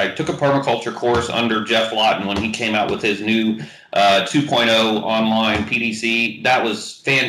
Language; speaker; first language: English; native; English